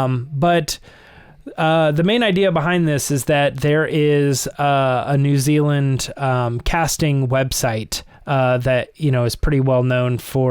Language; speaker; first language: English; native; English